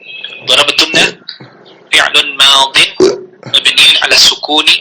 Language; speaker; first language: Arabic; non-native, learner; Indonesian